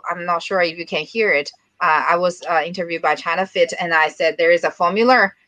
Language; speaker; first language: English; non-native, fluent; Chinese